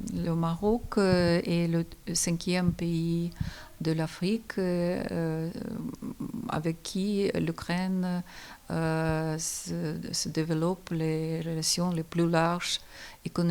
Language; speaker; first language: French; non-native, fluent; Ukrainian